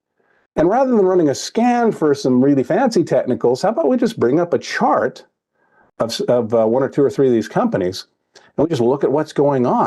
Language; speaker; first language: English; native; English